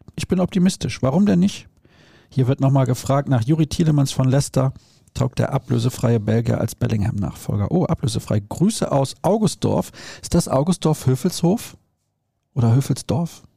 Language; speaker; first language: German; native; German